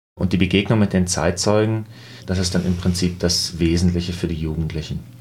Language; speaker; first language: German; native; German